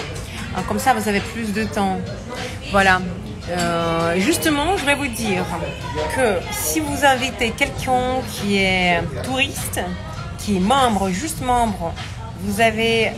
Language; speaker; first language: French; non-native, fluent; Russian